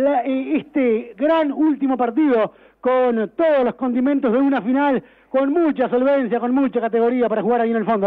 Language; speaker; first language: Spanish; native; Spanish